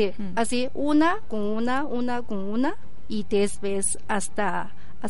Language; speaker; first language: Spanish; non-native, learner; Chinese